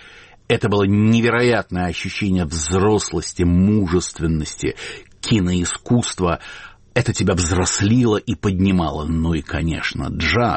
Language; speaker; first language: Russian; native; Russian